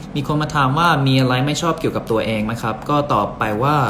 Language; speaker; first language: Thai; early bilingual, other home language; English